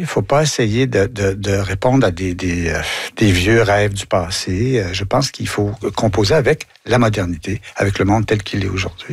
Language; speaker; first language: French; native; French